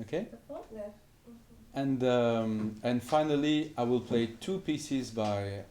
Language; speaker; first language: English; non-native, fluent; French